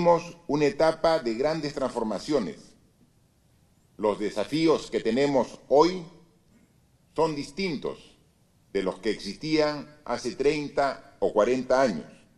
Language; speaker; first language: Spanish; native; Spanish